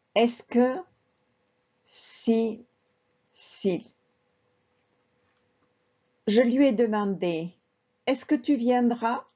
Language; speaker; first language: French; non-native, fluent; Spanish